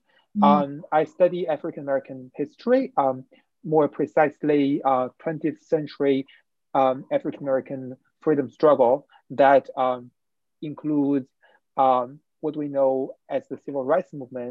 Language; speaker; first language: English; non-native, fluent; Chinese